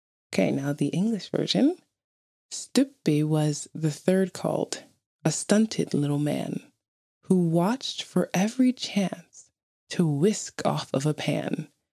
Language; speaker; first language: English; native; English